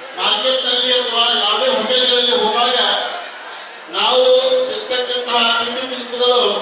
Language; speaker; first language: Kannada; native; Kannada